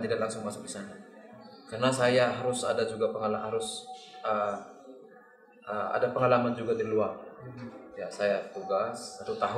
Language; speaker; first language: Indonesian; non-native, learner; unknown